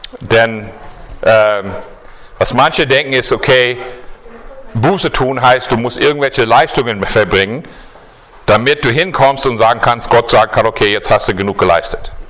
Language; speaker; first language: German; non-native, fluent; English